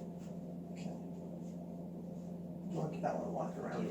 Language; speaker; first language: English; native; English